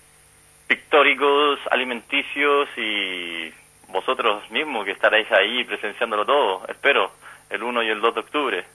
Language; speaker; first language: Spanish; native; Spanish